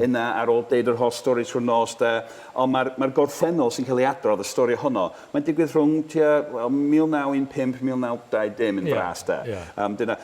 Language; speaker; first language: Welsh; non-native, fluent; English